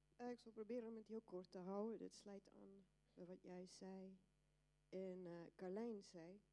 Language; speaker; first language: Dutch; non-native, fluent; Afrikaans